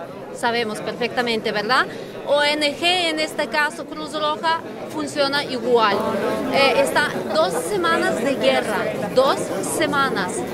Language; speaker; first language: Spanish; non-native, fluent; Ukrainian